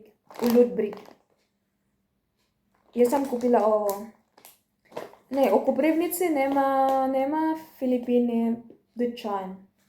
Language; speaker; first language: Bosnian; non-native, learner; Filipino